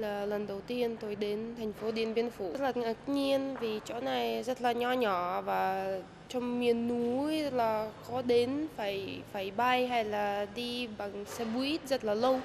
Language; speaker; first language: Vietnamese; non-native, fluent; Russian